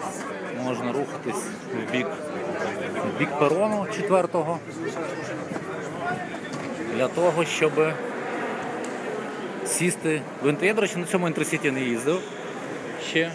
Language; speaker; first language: Ukrainian; native; Ukrainian